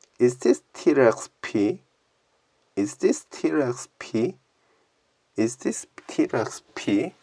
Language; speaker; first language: English; non-native, learner; Korean